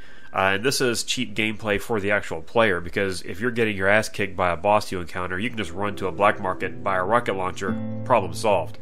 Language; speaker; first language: English; native; English